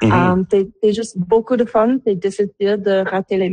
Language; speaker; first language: French; non-native, local second language; English